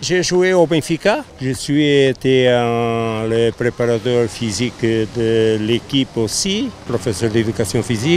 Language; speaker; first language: French; non-native, learner; Portuguese